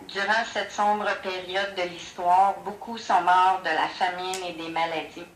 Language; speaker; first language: French; non-native, local second language; English